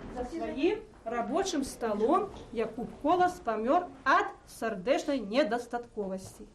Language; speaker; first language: Belarusian; native; Belarusian